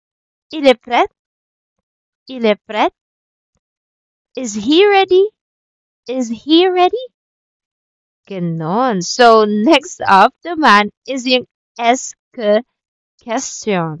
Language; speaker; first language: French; non-native, learner; Filipino